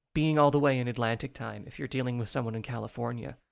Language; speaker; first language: English; native; English